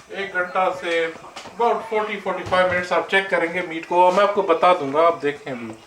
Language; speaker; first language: Urdu; non-native, local second language; Pashto